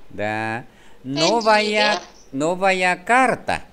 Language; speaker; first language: Russian; non-native, fluent; Vietnamese